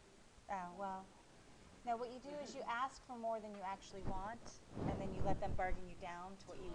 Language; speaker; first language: English; native; English